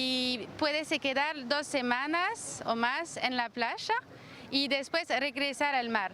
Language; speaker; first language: Spanish; non-native, learner; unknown